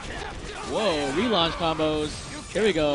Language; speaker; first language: English; native; English